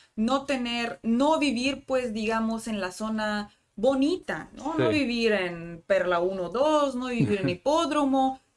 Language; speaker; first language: Spanish; non-native, fluent; Russian